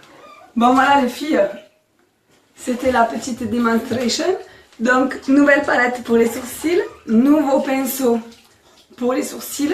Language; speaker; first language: French; native; French